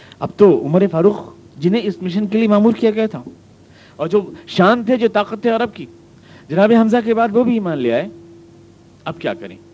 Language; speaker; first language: Urdu; native; Urdu